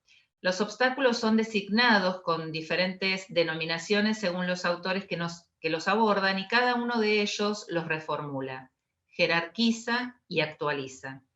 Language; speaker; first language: Spanish; native; Spanish